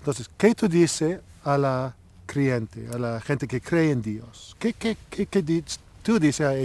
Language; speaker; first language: Spanish; non-native, learner; English